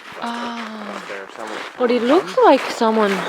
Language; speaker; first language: English; non-native, learner; Korean